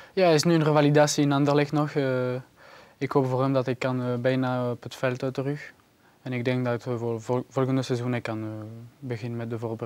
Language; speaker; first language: Dutch; non-native, learner; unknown